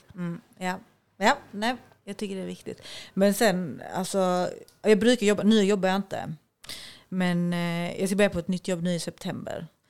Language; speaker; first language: Swedish; native; Swedish